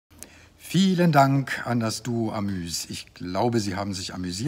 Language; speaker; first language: German; native; German